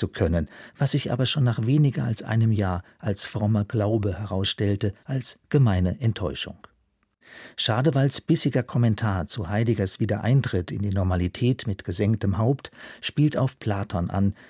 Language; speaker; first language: German; native; German